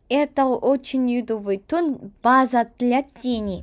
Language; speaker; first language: Russian; non-native, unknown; Korean